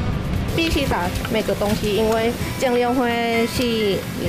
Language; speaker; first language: Chinese; non-native, learner; Thai